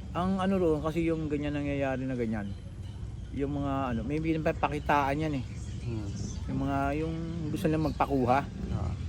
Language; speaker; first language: Filipino; native; Filipino